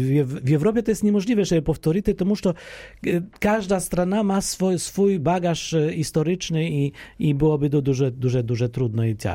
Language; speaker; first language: Polish; non-native, fluent; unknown